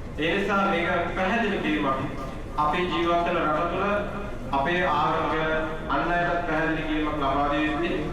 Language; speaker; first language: Sinhala; non-native, local second language; Tamil